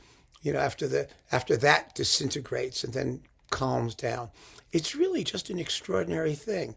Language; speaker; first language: English; native; English